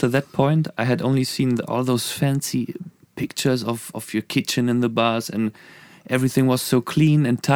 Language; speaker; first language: English; non-native, fluent; German